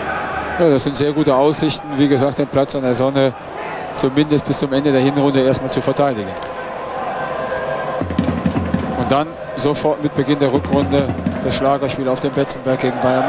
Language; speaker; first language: German; native; German